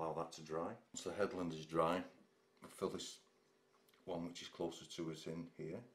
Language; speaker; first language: English; native; English